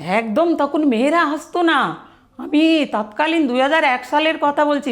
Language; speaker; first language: Bangla; non-native, fluent; Telugu